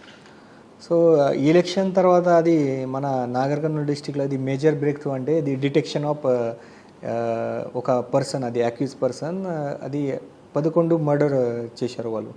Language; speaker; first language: Telugu; non-native, learner; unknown